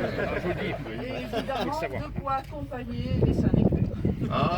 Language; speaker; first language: French; native; French